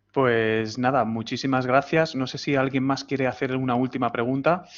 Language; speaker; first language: Spanish; native; Spanish